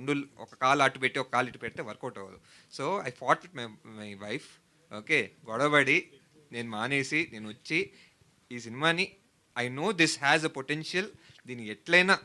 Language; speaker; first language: Telugu; native; Telugu